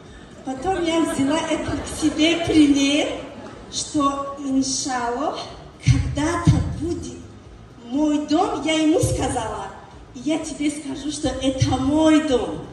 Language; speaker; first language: Russian; non-native, learner; Tajik